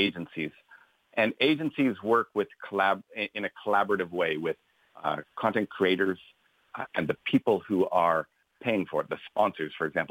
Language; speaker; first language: English; native; English